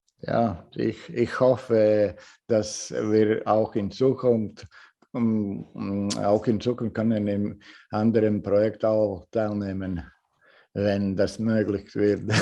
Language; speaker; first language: German; non-native, fluent; Latvian